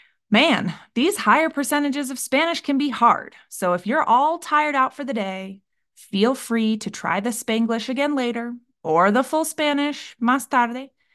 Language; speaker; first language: English; native; English